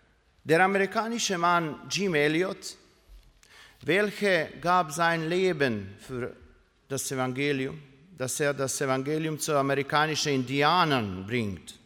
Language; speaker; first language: German; non-native, learner; Croatian